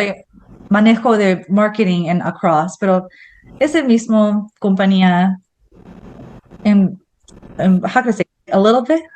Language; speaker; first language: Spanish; non-native, fluent; English